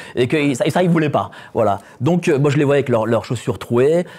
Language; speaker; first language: French; non-native, fluent; Polish